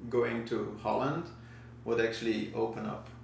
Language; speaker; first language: English; non-native, fluent; Dutch